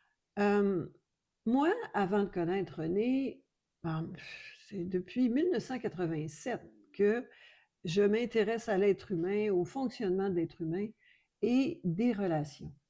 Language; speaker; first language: French; native; French